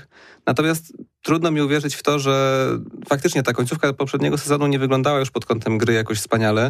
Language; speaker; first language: Polish; native; Polish